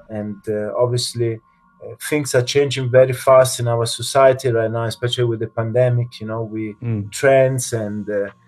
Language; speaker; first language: English; non-native, fluent; Italian